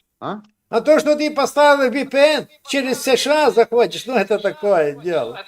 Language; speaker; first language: Russian; non-native, local second language; Ukrainian